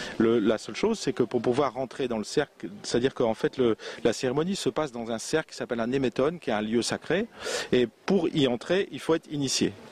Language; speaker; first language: French; non-native, local second language; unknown